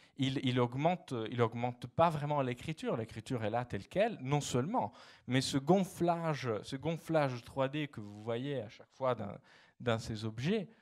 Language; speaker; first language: French; non-native, fluent; Italian